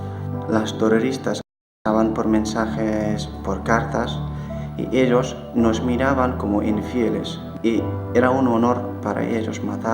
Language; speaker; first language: Spanish; non-native, fluent; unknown